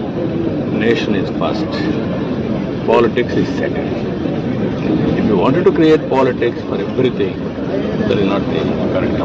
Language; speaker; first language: English; non-native, local second language; Telugu